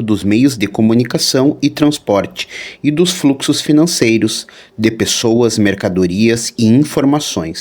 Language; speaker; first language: Portuguese; native; Portuguese